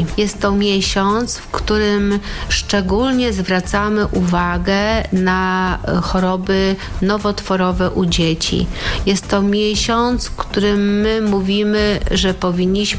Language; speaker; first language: Polish; native; Polish